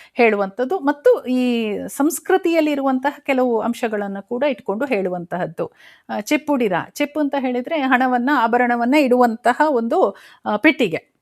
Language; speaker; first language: Kannada; non-native, local second language; Kodava